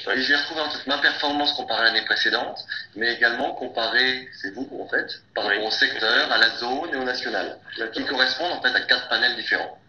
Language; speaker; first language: French; native; French